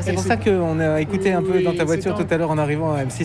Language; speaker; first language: French; native; French